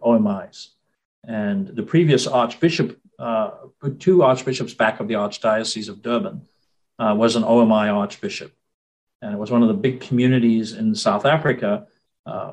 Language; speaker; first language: English; native; English